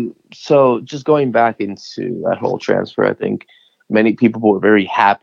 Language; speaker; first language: English; native; English